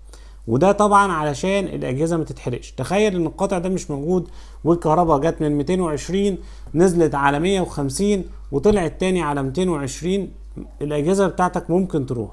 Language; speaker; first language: Arabic; native; Arabic